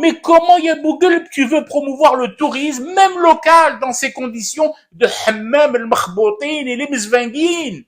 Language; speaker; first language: French; non-native, local second language; Arabic